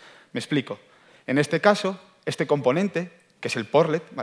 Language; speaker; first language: Spanish; native; Spanish